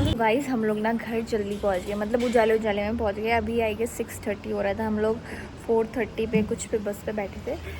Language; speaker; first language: Hindi; native; Hindi